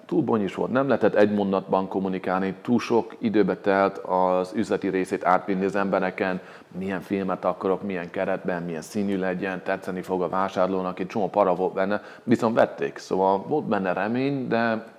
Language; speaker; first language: Hungarian; early bilingual, heritage; English